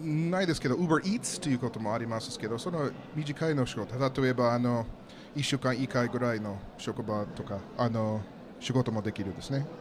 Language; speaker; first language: Japanese; non-native, learner; English